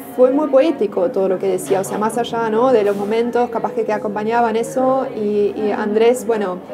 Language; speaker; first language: Spanish; non-native, fluent; German